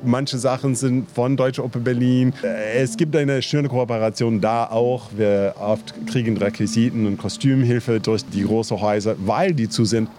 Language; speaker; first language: German; non-native, fluent; English